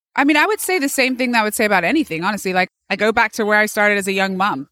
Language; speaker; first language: English; native; English